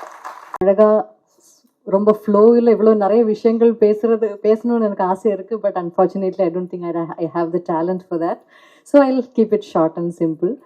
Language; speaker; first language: Tamil; non-native, fluent; Malayalam